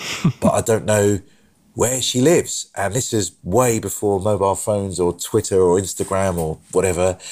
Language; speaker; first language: English; native; English